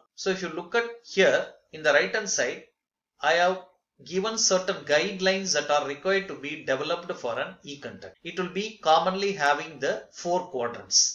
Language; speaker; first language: English; non-native, local second language; Tamil